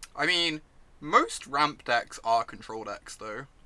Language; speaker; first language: English; native; English